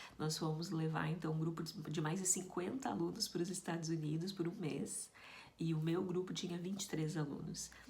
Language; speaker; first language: Portuguese; native; Portuguese